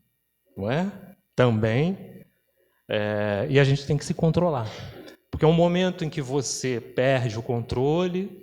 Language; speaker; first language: Portuguese; native; Portuguese